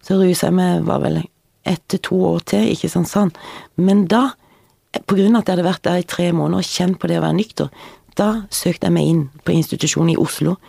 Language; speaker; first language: Norwegian; native; Norwegian